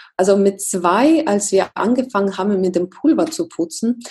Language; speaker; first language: German; non-native, fluent; Russian